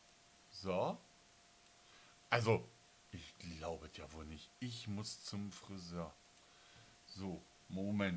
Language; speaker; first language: German; native; German